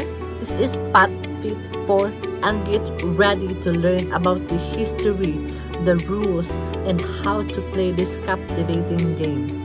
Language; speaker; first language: English; non-native, local second language; Cebuano